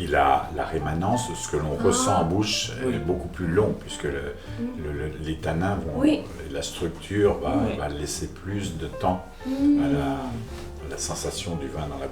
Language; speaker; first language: French; native; French